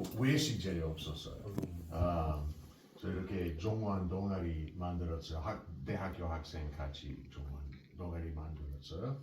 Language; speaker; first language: Korean; non-native, learner; English